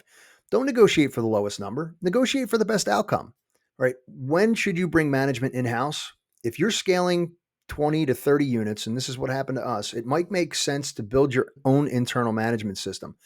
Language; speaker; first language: English; native; English